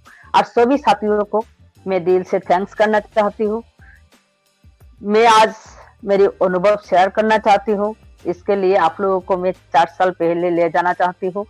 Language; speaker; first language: Hindi; non-native, local second language; Bangla